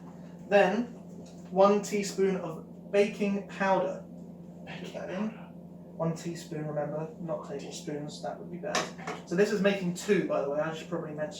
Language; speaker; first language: English; native; English